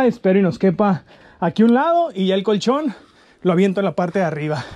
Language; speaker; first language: Spanish; native; Spanish